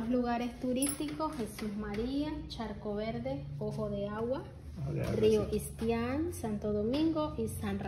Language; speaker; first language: Spanish; native; Spanish